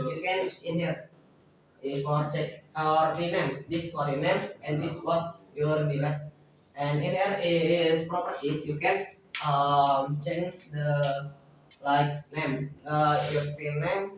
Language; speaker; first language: English; non-native, learner; Indonesian